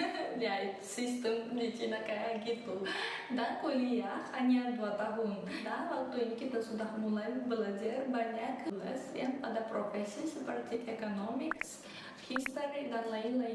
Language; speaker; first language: Indonesian; early bilingual, other home language; Russian